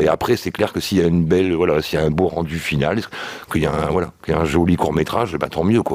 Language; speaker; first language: French; native; French